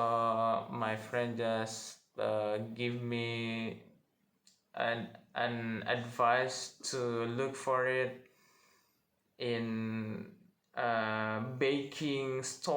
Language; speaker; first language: English; non-native, learner; Indonesian